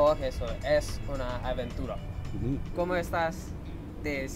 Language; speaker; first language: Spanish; non-native, learner; English